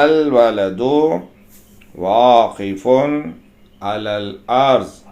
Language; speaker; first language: Arabic; non-native, fluent; Hindi